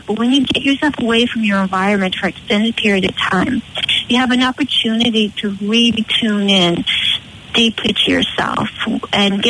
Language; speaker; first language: English; native; English